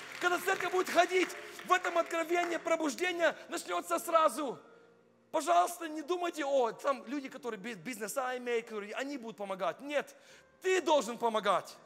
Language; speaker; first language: Russian; non-native, fluent; English